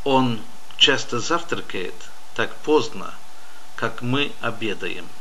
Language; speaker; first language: Russian; non-native, fluent; English